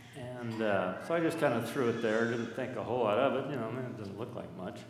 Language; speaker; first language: English; native; English